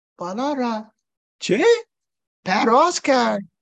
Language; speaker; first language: Persian; non-native, learner; English